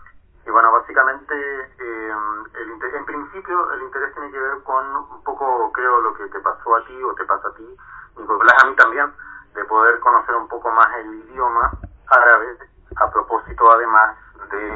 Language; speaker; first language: Spanish; native; Spanish